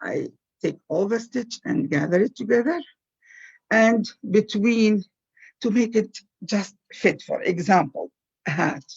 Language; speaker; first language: English; non-native, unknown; Arabic